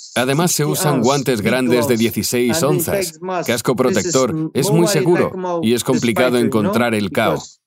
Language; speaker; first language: Spanish; non-native, fluent; Chinese